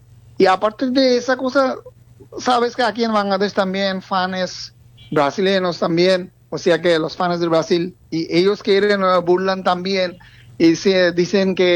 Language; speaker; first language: Spanish; non-native, fluent; Bangla